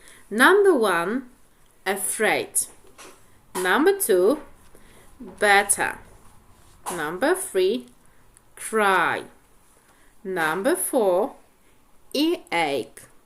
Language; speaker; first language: English; non-native, fluent; Polish